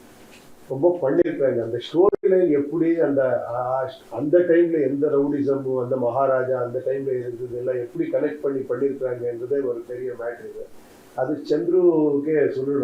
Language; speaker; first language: Tamil; non-native, learner; Kannada